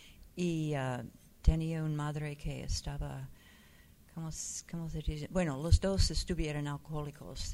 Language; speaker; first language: Spanish; non-native, fluent; English